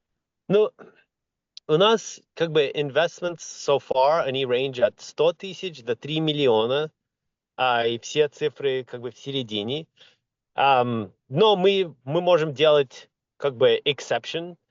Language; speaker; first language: Russian; early bilingual, other home language; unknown